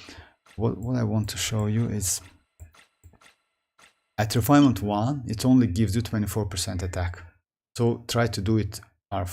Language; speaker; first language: English; non-native, fluent; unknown